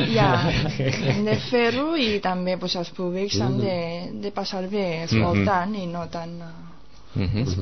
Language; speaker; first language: Catalan; non-native, fluent; Japanese